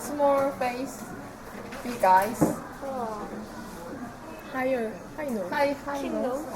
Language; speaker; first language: English; non-native, learner; Korean